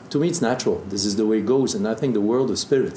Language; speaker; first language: English; non-native, fluent; French